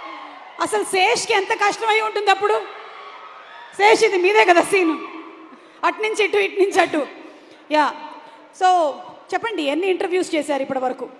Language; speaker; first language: Telugu; native; Telugu